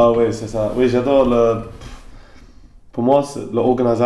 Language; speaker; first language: French; non-native, learner; English